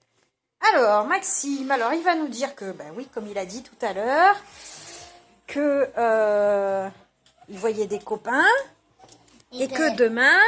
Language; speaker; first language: French; native; French